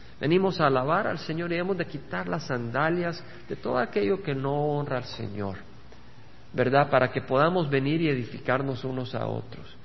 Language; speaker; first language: Spanish; native; Spanish